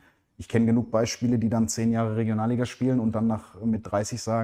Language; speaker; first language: German; native; German